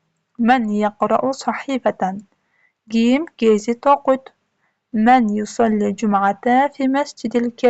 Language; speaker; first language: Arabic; non-native, fluent; Uzbek